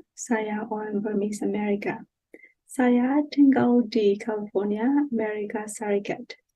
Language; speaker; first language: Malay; non-native, learner; Burmese